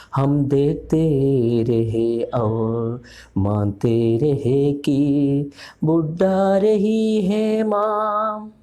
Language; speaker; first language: Hindi; non-native, local second language; Malayalam